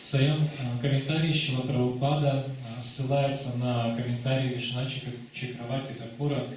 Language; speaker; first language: Russian; native; Russian